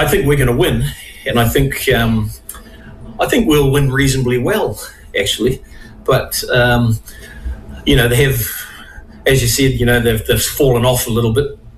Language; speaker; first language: English; native; English